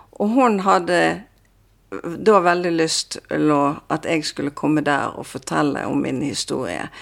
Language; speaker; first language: Norwegian; native; Norwegian